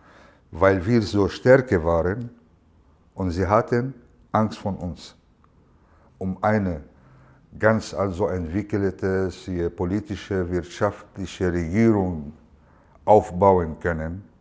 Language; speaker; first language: German; non-native, learner; Arabic